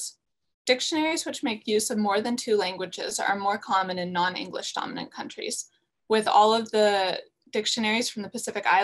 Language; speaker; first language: English; native; English